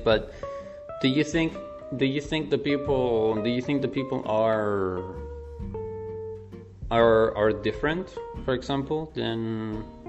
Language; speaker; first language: English; non-native, fluent; Spanish